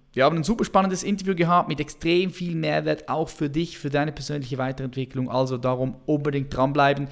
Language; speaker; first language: German; native; German